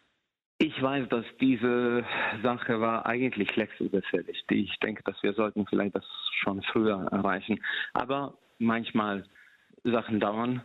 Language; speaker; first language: German; non-native, fluent; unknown